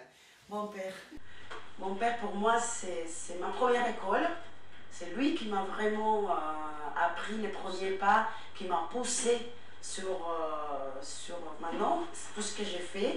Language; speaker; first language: French; non-native, fluent; Spanish